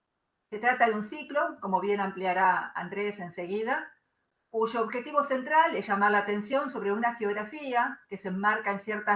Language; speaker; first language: Spanish; native; Spanish